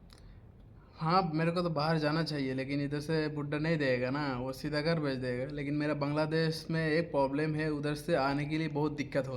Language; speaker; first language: Hindi; non-native, fluent; Bangla